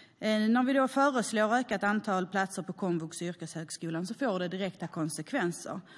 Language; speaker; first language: Swedish; native; Swedish